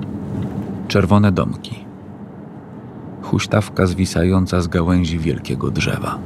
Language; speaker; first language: Polish; native; Polish